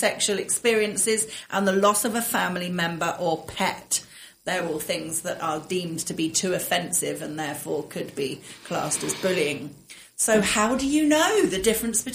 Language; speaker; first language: English; native; English